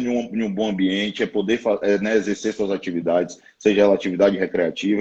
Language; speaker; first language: Portuguese; native; Portuguese